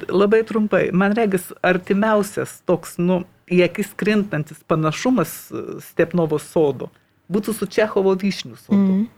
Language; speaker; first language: Lithuanian; native; Lithuanian